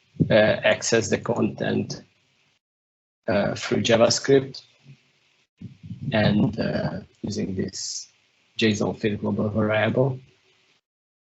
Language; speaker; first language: English; non-native, fluent; Hungarian